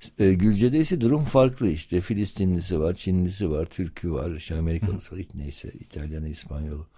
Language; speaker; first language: Turkish; native; Turkish